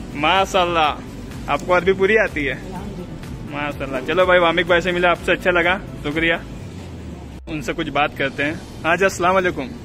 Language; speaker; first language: Hindi; native; Hindi